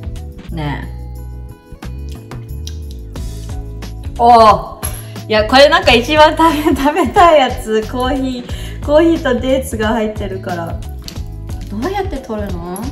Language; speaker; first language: Japanese; early bilingual, heritage; Japanese